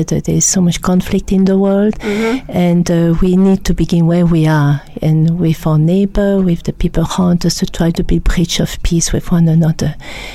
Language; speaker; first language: English; non-native, fluent; French